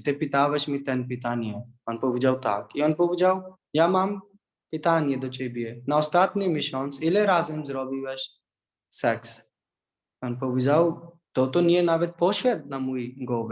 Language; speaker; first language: Polish; non-native, learner; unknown